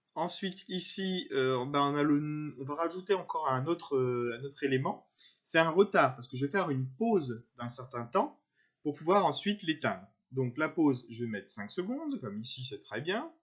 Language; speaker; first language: French; native; French